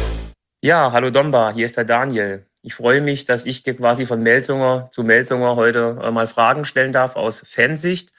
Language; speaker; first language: German; native; German